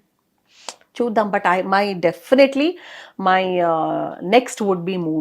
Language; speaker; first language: Telugu; non-native, local second language; Kannada